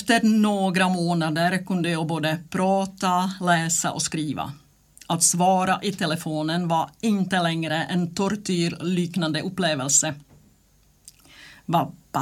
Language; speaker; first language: Swedish; non-native, fluent; Czech